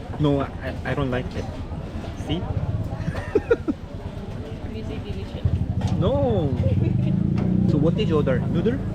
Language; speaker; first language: English; non-native, learner; Korean